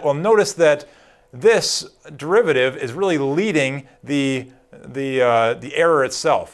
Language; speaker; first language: English; native; English